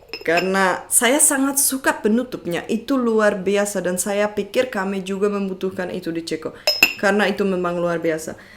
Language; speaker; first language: Indonesian; non-native, fluent; Czech